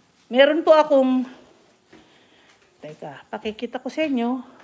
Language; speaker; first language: Filipino; native; Filipino